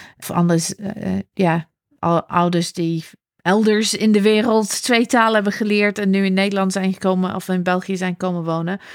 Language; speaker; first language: Dutch; non-native, fluent; English